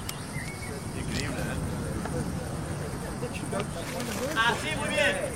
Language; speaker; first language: Spanish; native; Spanish